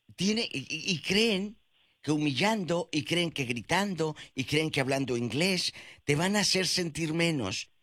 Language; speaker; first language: Spanish; native; Spanish